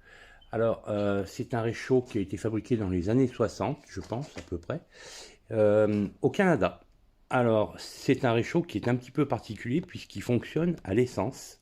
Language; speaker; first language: French; native; French